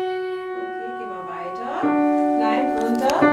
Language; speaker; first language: German; native; German